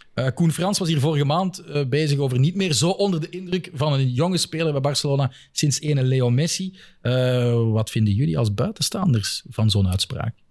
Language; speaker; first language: Dutch; native; Dutch